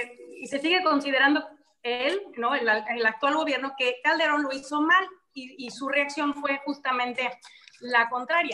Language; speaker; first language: Spanish; native; Spanish